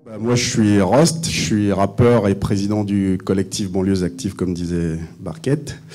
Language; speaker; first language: French; early bilingual, other home language; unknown